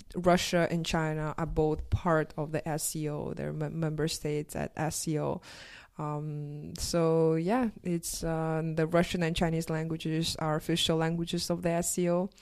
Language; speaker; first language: English; non-native, fluent; Russian